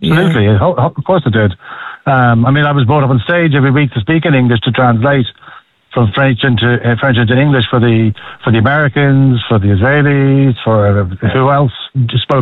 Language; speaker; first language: English; native; English